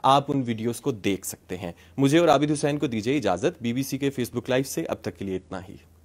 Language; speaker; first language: Urdu; native; Urdu